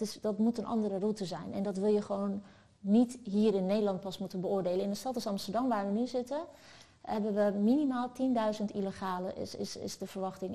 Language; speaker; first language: Dutch; early bilingual, other home language; Turkish